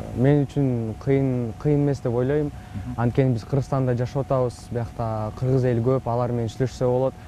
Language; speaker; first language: Kyrgyz; non-native, local second language; Russian